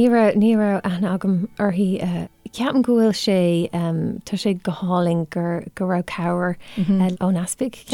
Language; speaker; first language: Irish; non-native, local second language; English